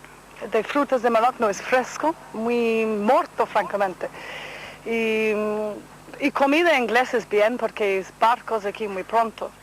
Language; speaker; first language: Spanish; non-native, learner; English